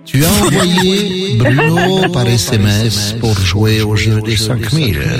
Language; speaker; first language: French; native; French